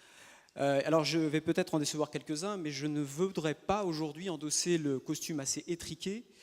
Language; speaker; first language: French; native; French